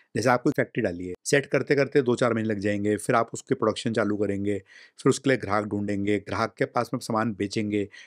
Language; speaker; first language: Hindi; native; Hindi